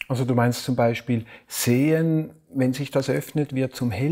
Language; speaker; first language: German; native; German